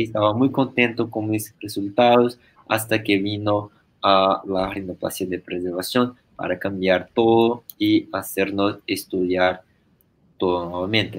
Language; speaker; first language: Spanish; non-native, fluent; Portuguese